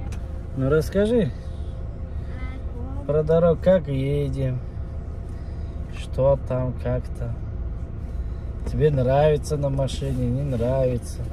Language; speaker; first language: Russian; non-native, fluent; Uzbek